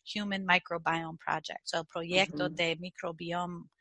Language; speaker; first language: Spanish; non-native, fluent; English